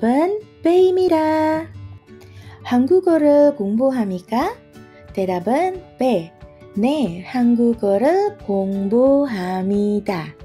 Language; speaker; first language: Korean; non-native, fluent; Indonesian